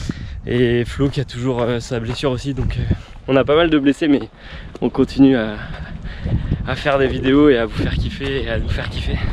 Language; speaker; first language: French; native; French